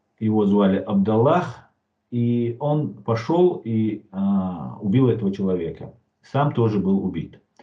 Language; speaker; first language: Russian; non-native, local second language; Chechen